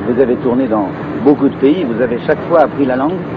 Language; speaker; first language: French; native; French